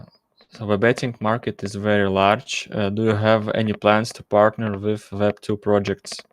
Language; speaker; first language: English; non-native, learner; Russian